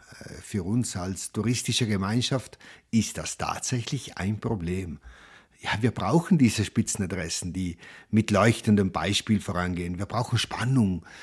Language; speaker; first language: German; non-native, local second language; Ladin